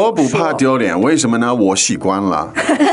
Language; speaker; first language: Chinese; non-native, fluent; English